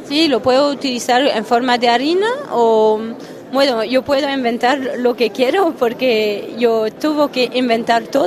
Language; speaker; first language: Spanish; non-native, fluent; French